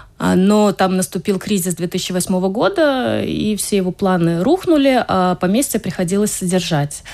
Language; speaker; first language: Russian; native; Russian